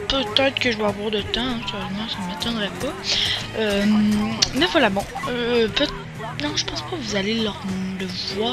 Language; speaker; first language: French; native; French